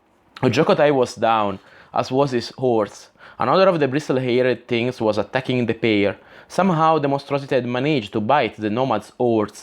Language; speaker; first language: English; non-native, fluent; Italian